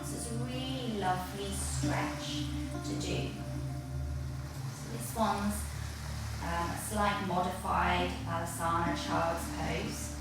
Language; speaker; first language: English; native; English